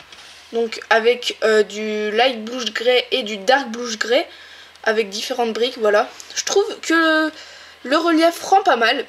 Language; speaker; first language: French; native; French